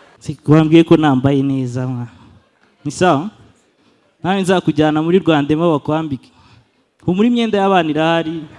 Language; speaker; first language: Kinyarwanda; native; Kinyarwanda